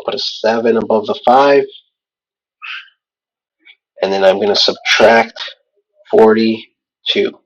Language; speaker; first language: English; native; English